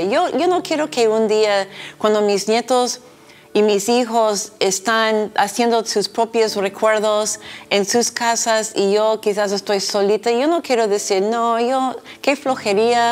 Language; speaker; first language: Spanish; non-native, fluent; English